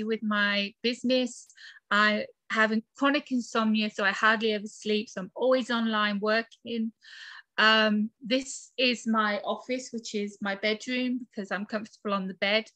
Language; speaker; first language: English; native; English